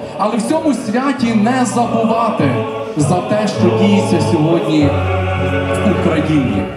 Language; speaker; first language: Ukrainian; native; Ukrainian